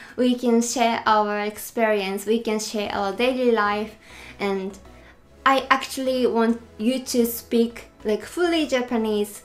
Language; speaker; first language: English; non-native, fluent; Japanese